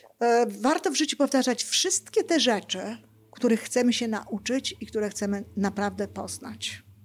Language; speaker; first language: Polish; native; Polish